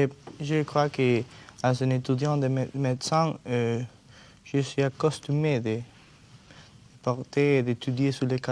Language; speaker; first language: French; non-native, learner; Spanish